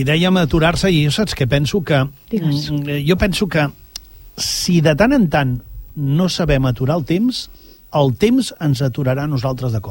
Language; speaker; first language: Catalan; native; Catalan